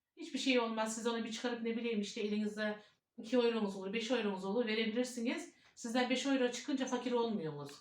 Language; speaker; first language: Turkish; early bilingual, heritage; Turkish